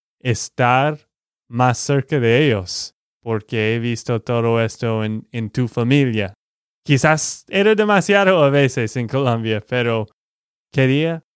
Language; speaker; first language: Spanish; non-native, learner; English